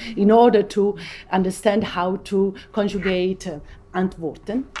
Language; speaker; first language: Italian; native; Italian